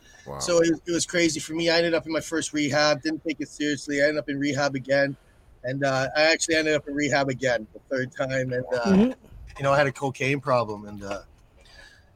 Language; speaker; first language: English; native; English